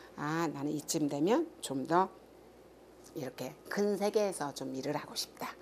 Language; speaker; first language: Korean; native; Korean